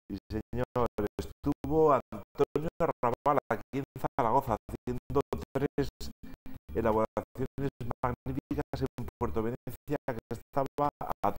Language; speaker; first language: Spanish; native; Spanish